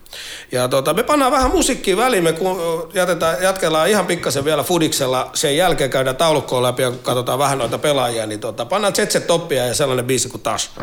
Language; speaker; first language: Finnish; native; Finnish